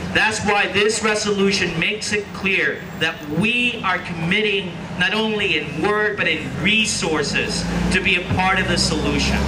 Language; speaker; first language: English; early bilingual, other home language; Spanish